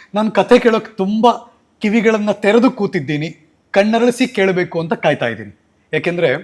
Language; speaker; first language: Kannada; native; Kannada